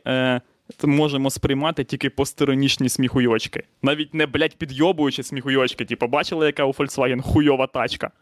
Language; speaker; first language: Ukrainian; non-native, local second language; Russian